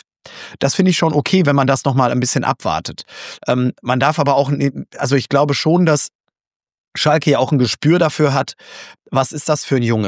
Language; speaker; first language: German; native; German